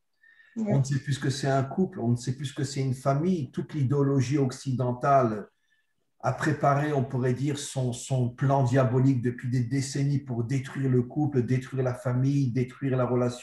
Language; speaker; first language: French; native; French